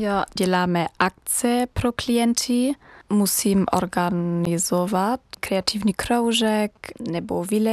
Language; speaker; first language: Czech; non-native, learner; German